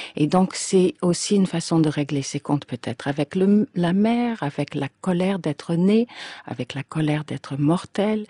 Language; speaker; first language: French; non-native, fluent; English